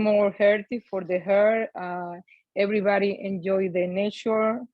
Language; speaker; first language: English; non-native, learner; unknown